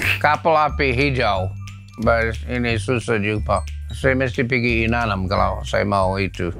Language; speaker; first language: Malay; non-native, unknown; English